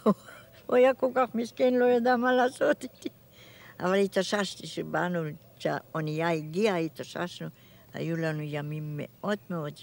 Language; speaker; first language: Hebrew; non-native, fluent; German